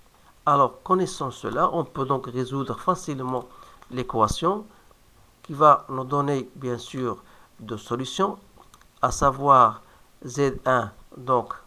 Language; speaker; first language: French; non-native, local second language; Arabic